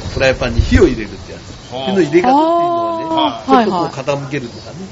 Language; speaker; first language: Japanese; native; Japanese